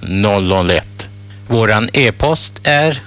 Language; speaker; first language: Swedish; native; Swedish